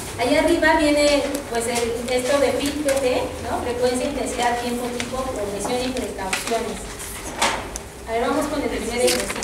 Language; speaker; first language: Spanish; native; Spanish